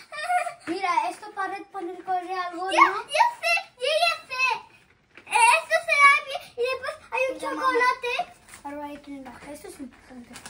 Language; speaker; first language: Spanish; early bilingual, other home language; Bangla